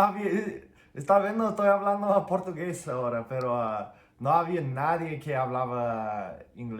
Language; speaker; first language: Spanish; non-native, fluent; English